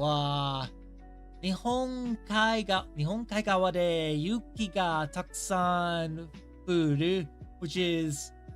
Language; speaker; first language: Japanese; non-native, learner; English